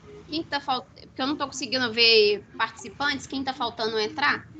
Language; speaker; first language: Portuguese; native; Portuguese